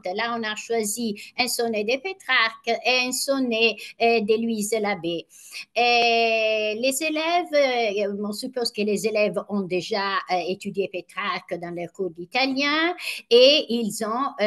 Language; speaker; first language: French; non-native, fluent; Italian